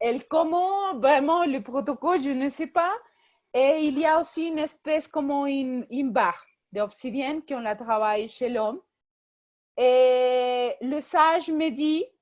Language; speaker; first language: French; non-native, fluent; Spanish